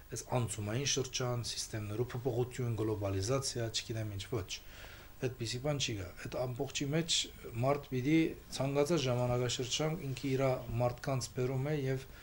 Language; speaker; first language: Armenian; early bilingual, heritage; Armenian